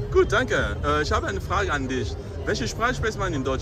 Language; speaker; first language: German; non-native, learner; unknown